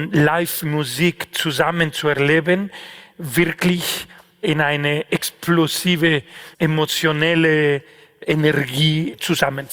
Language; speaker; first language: German; non-native, fluent; Spanish